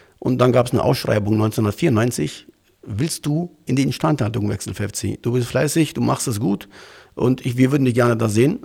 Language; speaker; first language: German; early bilingual, other home language; Turkish